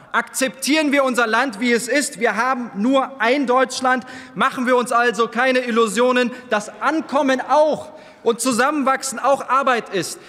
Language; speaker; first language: German; early bilingual, other home language; Turkish